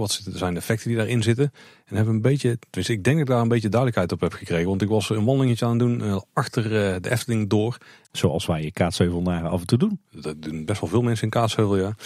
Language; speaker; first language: Dutch; native; Dutch